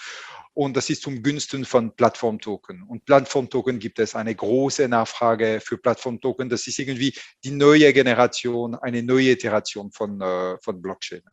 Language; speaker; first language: German; non-native, fluent; French